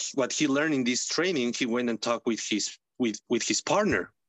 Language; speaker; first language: English; non-native, fluent; Spanish